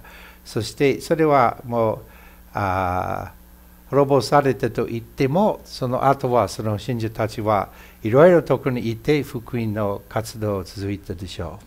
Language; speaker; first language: Japanese; non-native, fluent; English